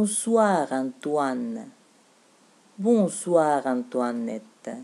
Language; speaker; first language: French; non-native, fluent; Russian